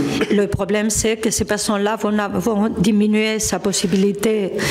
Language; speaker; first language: French; non-native, fluent; Spanish